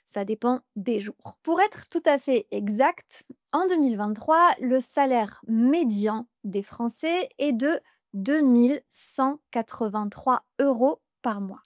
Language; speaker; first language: French; native; French